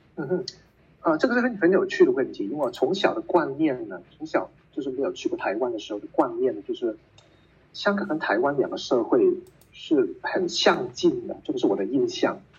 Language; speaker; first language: Chinese; non-native, local second language; Cantonese